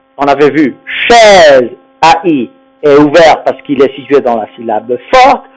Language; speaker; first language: French; non-native, fluent; Spanish